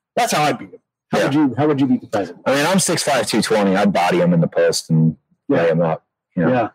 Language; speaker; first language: English; native; English